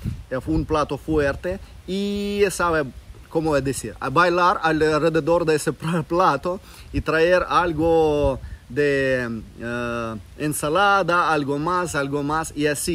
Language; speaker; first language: Spanish; non-native, fluent; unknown